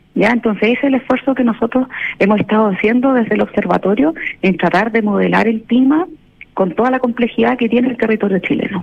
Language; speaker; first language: Spanish; native; Spanish